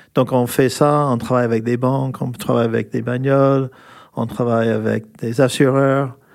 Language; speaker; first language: French; non-native, fluent; English